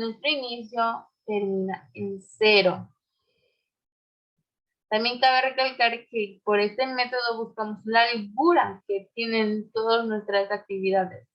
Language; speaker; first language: Spanish; native; Spanish